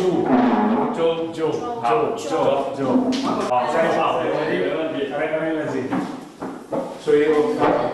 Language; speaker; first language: Chinese; non-native, learner; Italian